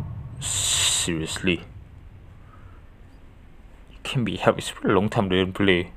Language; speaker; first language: English; non-native, fluent; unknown